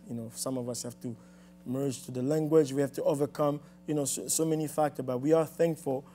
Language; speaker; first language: English; non-native, fluent; Lingala